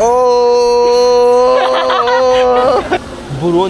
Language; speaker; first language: Chinese; non-native, learner; Rundi